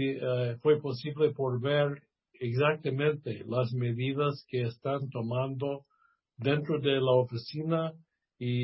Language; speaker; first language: Spanish; non-native, fluent; English